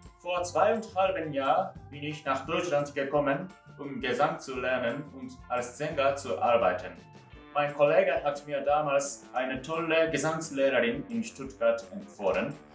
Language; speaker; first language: German; non-native, fluent; Japanese